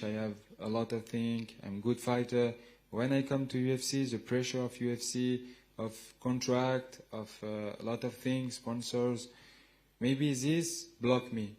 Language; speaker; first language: English; non-native, learner; French